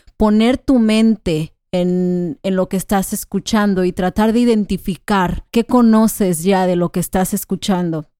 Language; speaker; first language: Spanish; non-native, fluent; English